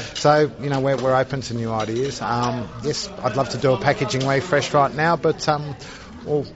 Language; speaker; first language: English; native; English